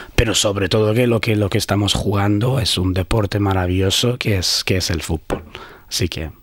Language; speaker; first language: Spanish; non-native, fluent; Swedish